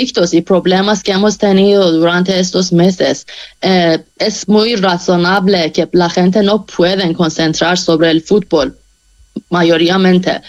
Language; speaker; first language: Spanish; non-native, fluent; Persian